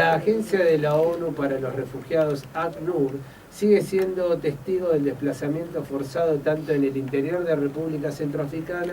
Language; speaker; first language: Spanish; native; Spanish